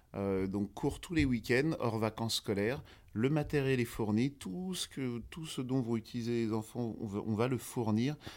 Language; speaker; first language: French; native; French